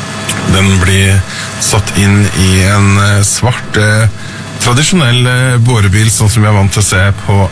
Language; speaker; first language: Norwegian; native; Norwegian